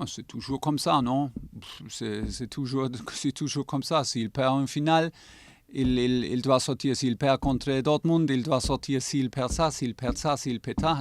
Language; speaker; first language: French; non-native, fluent; German